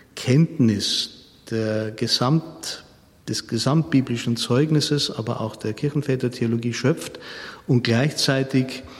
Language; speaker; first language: German; native; German